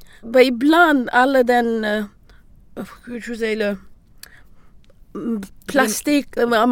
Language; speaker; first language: Swedish; non-native, learner; English